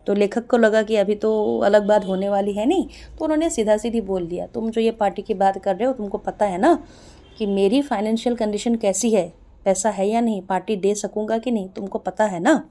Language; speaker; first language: Hindi; non-native, local second language; Assamese